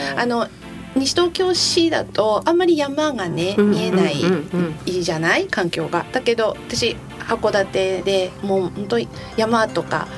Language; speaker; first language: Japanese; native; Japanese